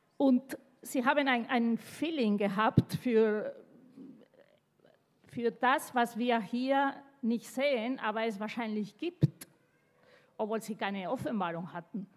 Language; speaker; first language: German; non-native, fluent; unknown